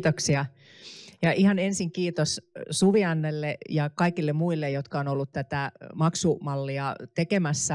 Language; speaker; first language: Finnish; native; Finnish